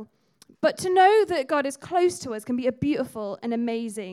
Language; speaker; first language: English; native; English